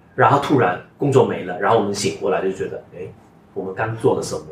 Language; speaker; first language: Chinese; non-native, local second language; Cantonese